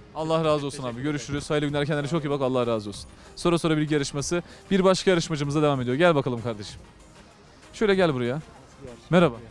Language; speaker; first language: Turkish; native; Turkish